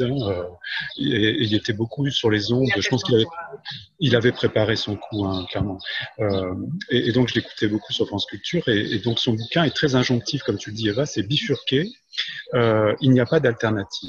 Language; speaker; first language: French; native; French